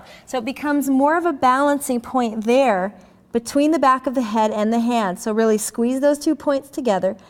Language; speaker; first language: English; native; English